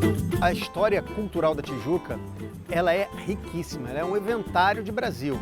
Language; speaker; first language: Portuguese; native; Portuguese